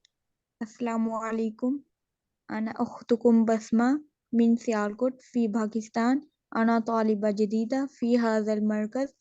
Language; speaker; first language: Arabic; non-native, learner; Urdu